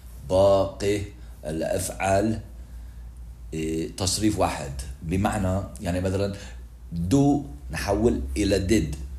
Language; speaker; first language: Arabic; non-native, learner; English